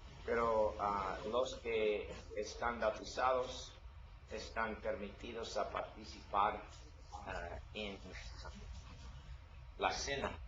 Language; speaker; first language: Spanish; non-native, learner; English